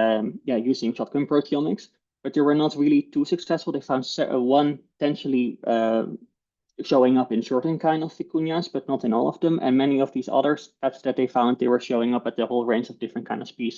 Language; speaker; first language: English; non-native, fluent; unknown